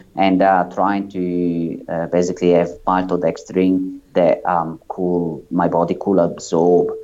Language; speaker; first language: English; non-native, fluent; Italian